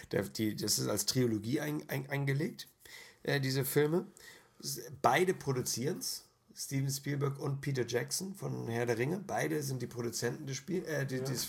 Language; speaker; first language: German; native; German